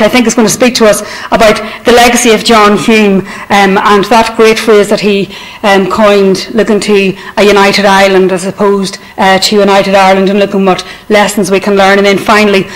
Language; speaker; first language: English; native; English